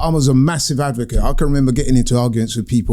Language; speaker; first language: English; native; English